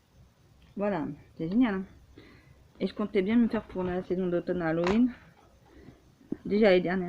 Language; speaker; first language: French; native; French